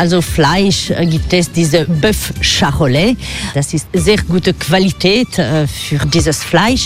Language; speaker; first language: German; non-native, learner; French